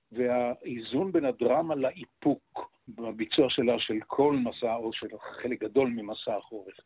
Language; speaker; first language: Hebrew; native; Hebrew